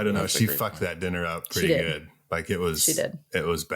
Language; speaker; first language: English; native; English